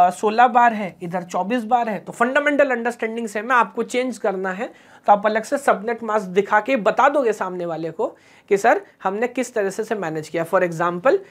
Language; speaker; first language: Hindi; native; Hindi